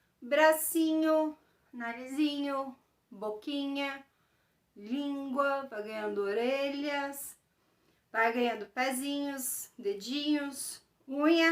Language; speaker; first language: Portuguese; native; Portuguese